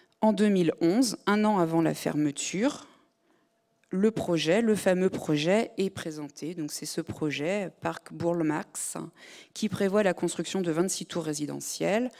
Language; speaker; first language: French; native; French